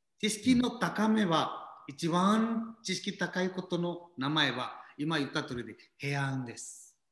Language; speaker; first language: Japanese; non-native, learner; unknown